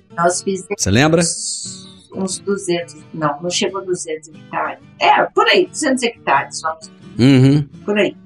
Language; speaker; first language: Portuguese; native; Portuguese